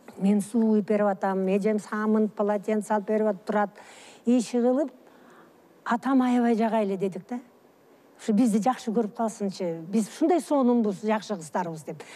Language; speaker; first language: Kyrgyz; early bilingual, other home language; Russian